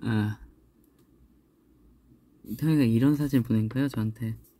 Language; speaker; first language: Korean; native; Korean